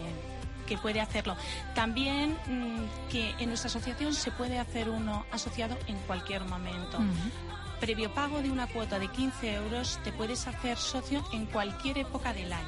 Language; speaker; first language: Spanish; native; Spanish